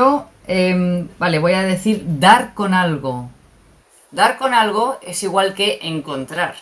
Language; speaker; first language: Spanish; native; Spanish